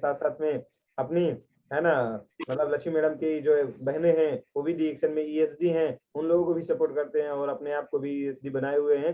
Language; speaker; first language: Hindi; native; Hindi